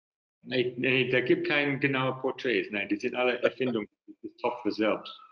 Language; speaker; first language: German; non-native, fluent; English